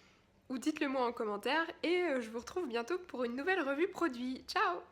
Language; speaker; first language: French; native; French